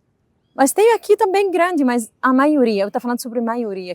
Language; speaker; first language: Portuguese; non-native, learner; Arabic